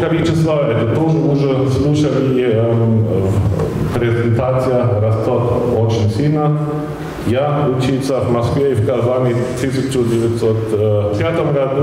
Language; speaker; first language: Russian; non-native, fluent; German